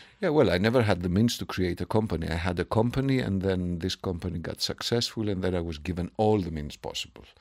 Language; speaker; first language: English; non-native, fluent; Greek